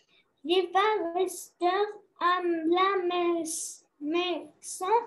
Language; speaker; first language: French; non-native, learner; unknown